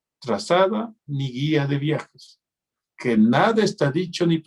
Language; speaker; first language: Spanish; native; Spanish